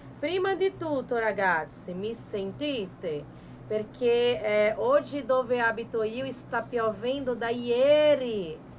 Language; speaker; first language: Italian; non-native, fluent; Portuguese